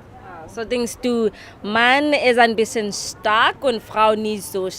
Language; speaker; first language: German; non-native, learner; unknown